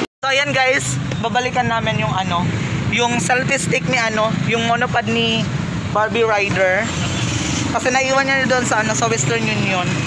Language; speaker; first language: Filipino; non-native, local second language; Cebuano